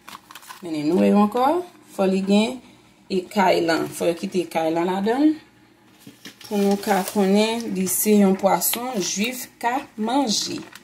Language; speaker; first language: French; non-native, learner; Haitian Creole